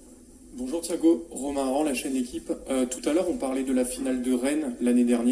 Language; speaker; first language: French; native; French